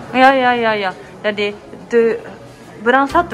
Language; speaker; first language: Indonesian; non-native, learner; Japanese